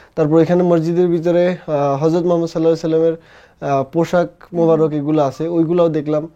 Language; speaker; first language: Bangla; native; Bangla